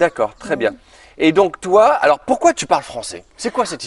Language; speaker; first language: French; native; French